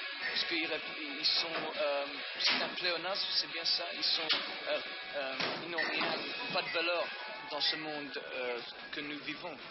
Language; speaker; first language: French; early bilingual, heritage; French